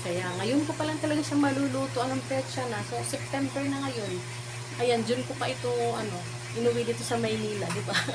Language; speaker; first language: Filipino; non-native, local second language; Waray